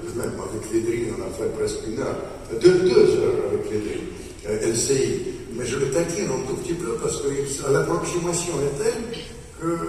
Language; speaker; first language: French; non-native, fluent; Russian